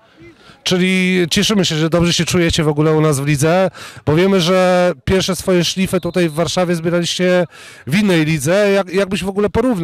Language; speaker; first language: Polish; native; Polish